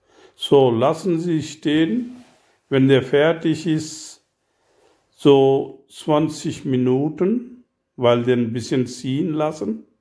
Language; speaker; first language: German; non-native, learner; Urdu